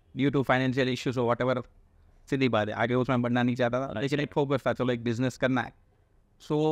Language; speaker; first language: Hindi; non-native, local second language; Gujarati